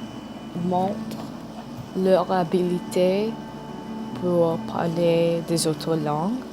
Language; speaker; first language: French; non-native, learner; English